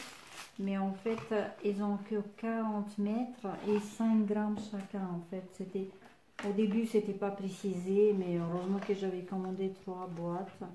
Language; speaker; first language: French; non-native, fluent; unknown